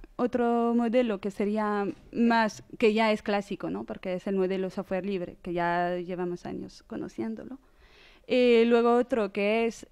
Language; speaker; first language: Spanish; non-native, fluent; French